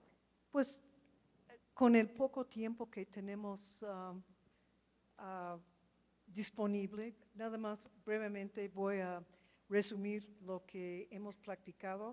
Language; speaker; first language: Spanish; non-native, fluent; English